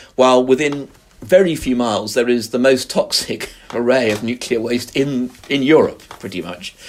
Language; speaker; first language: English; native; English